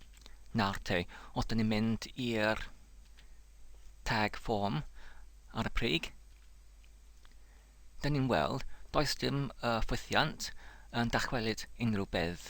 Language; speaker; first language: Welsh; non-native, fluent; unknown